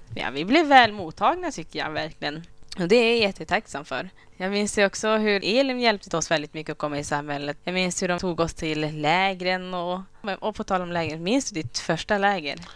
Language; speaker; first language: Swedish; early bilingual, other home language; Kinyarwanda